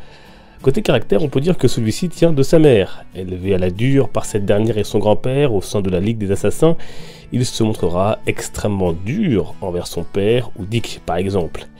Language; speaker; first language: French; native; French